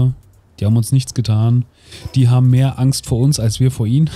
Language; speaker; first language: German; native; German